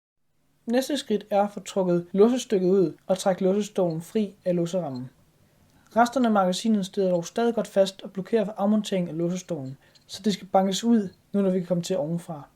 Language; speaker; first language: Danish; native; Danish